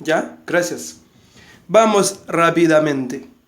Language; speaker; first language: Spanish; non-native, fluent; Haitian Creole